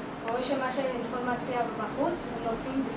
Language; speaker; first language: Hebrew; non-native, fluent; Marathi